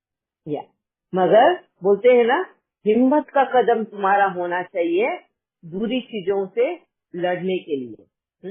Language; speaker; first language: Hindi; native; Hindi